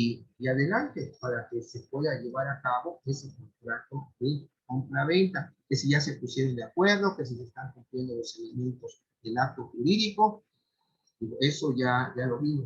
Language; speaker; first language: Spanish; native; Spanish